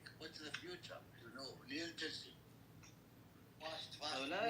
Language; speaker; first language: English; non-native, learner; Arabic